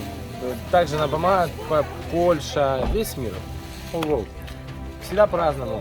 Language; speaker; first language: Russian; native; Russian